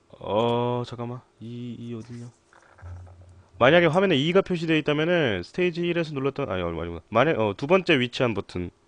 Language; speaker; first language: Korean; native; Korean